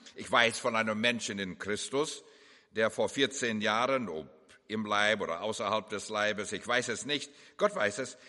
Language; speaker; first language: German; early bilingual, heritage; English